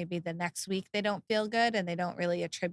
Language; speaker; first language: English; native; English